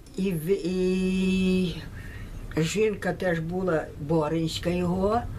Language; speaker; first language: Ukrainian; native; Ukrainian